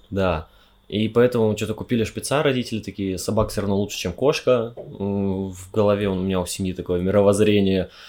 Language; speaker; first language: Russian; native; Russian